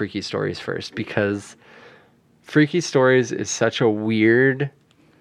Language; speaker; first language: English; native; English